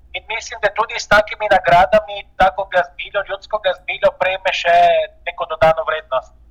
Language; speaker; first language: Slovenian; native; Slovenian